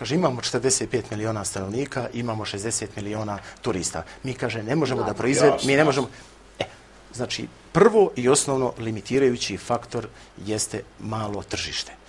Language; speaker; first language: Croatian; native; Croatian